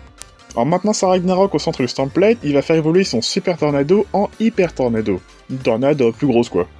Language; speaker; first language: French; native; French